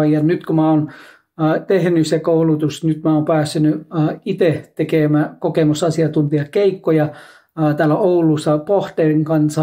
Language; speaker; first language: Finnish; non-native, learner; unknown